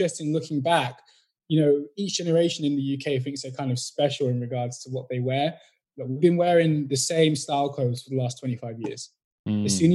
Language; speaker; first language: English; native; English